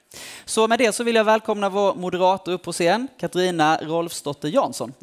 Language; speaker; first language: Swedish; native; Swedish